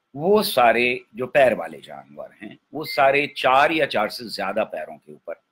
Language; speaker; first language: Hindi; native; Hindi